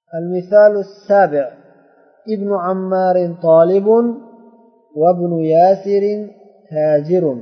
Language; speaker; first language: Arabic; non-native, fluent; Uzbek